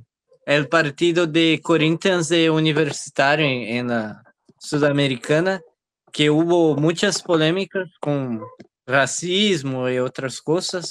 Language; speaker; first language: Spanish; non-native, learner; Portuguese